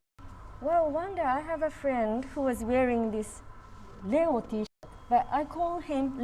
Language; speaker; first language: English; non-native, fluent; Japanese